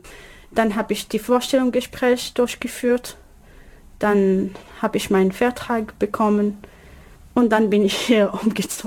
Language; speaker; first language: German; non-native, learner; Arabic